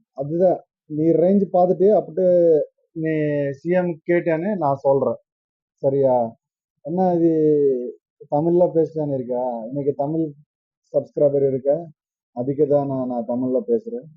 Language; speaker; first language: Tamil; non-native, learner; Telugu